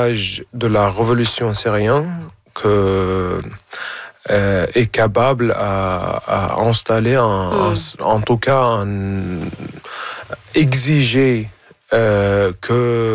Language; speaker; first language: French; non-native, fluent; Arabic